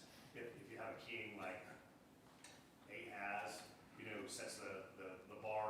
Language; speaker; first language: English; native; English